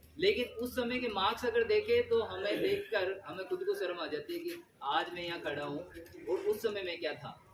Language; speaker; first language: Hindi; native; Hindi